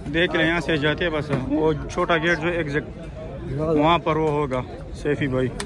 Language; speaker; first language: Urdu; non-native, local second language; Pashto